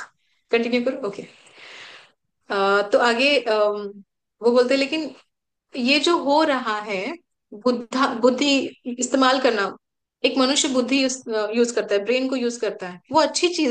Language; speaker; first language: Hindi; native; Hindi